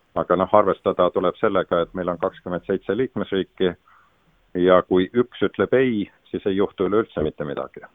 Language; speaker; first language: Estonian; native; Estonian